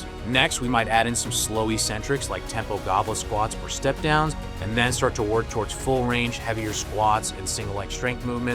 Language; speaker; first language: English; native; English